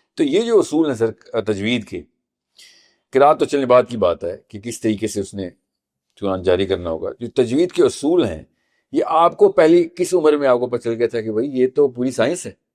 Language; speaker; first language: Urdu; native; Urdu